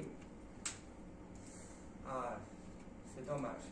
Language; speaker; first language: French; non-native, learner; Spanish